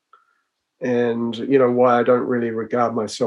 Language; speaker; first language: English; native; English